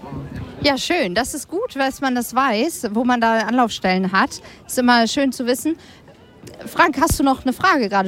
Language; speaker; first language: German; native; German